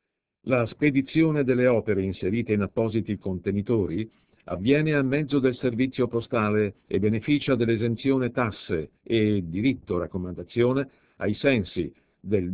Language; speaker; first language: Italian; native; Italian